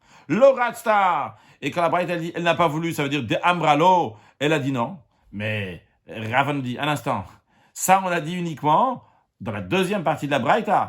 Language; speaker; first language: French; native; French